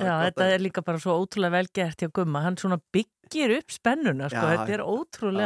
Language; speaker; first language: Icelandic; native; Icelandic